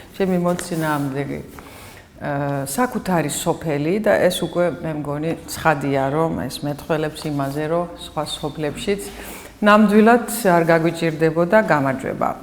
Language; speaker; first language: Georgian; non-native, fluent; Dutch